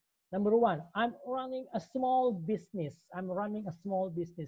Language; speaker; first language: English; non-native, fluent; Indonesian